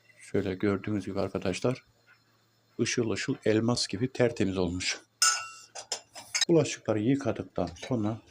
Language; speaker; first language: Turkish; native; Turkish